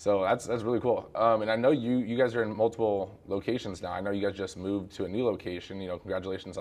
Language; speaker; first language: English; native; English